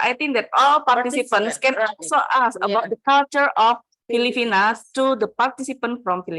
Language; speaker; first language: English; non-native, fluent; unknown